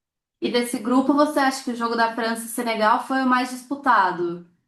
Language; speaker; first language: Portuguese; native; Portuguese